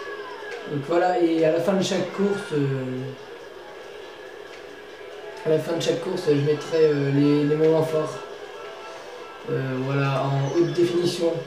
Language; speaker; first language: French; native; French